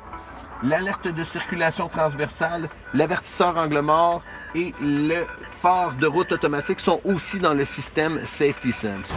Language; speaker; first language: French; native; French